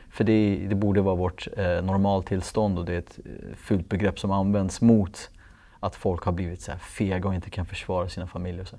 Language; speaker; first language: Swedish; early bilingual, other home language; Kurdish